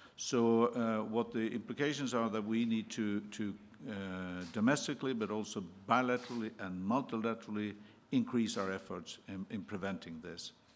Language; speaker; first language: English; non-native, fluent; Swedish